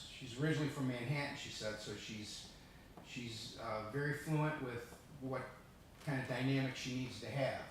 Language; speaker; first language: English; early bilingual, other home language; Italian